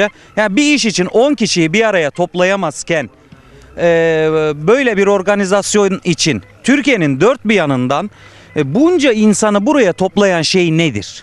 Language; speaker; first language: Turkish; native; Turkish